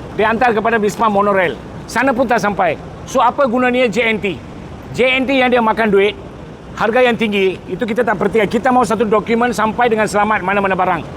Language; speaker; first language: Malay; non-native, local second language; Tamil